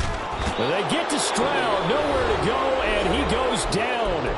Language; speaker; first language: English; native; English